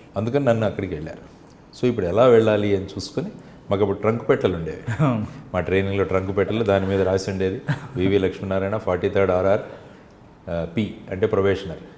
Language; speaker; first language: Telugu; native; Telugu